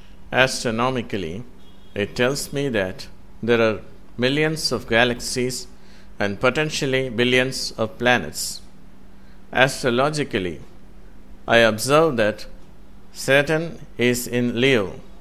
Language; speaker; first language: English; non-native, local second language; Tamil